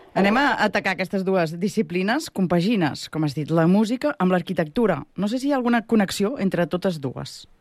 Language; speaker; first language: Catalan; native; Catalan